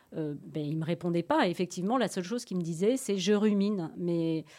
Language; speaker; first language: French; native; French